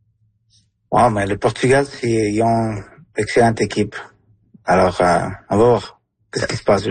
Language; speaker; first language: French; non-native, fluent; Spanish